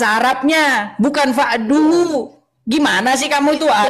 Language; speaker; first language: Indonesian; native; Indonesian